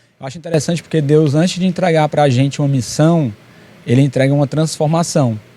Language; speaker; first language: Portuguese; native; Portuguese